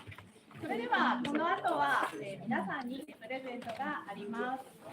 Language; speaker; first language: Japanese; native; Japanese